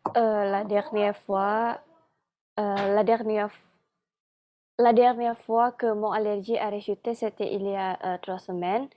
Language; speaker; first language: French; non-native, learner; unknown